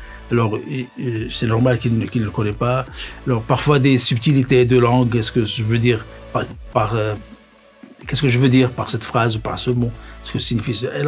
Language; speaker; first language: French; non-native, local second language; Arabic